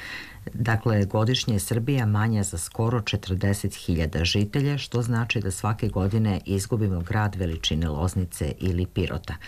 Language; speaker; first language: Serbian; native; Serbian